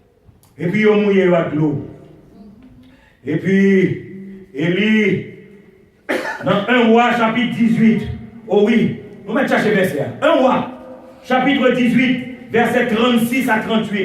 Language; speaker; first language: French; non-native, local second language; Haitian Creole